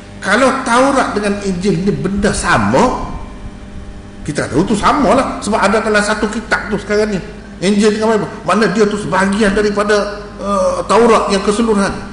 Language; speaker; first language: Malay; native; Malay